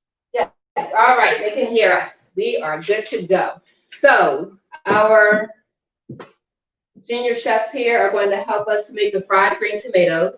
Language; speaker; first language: English; native; English